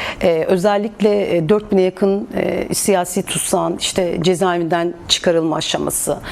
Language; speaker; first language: Turkish; native; Turkish